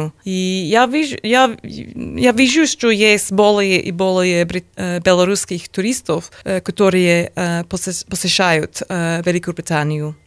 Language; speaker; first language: Russian; non-native, learner; English